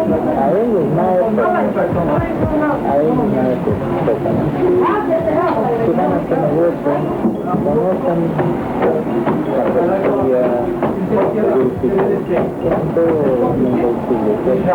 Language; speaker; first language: Spanish; non-native, learner; Portuguese